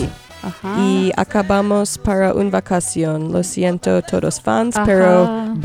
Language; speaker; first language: Spanish; early bilingual, heritage; Spanish